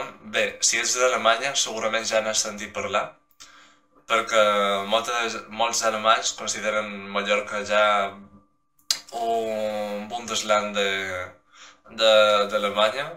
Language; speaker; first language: Catalan; non-native, local second language; Spanish